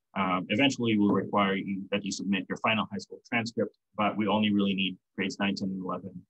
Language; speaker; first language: English; non-native, local second language; Filipino